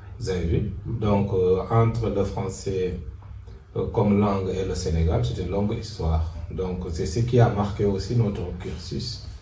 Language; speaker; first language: French; non-native, local second language; Wolof